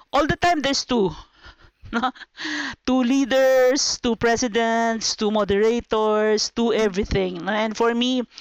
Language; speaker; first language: English; non-native, local second language; Filipino